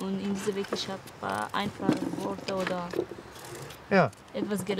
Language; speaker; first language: German; non-native, learner; Arabic